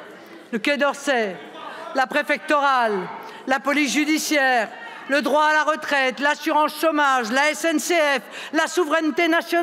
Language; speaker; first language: French; native; French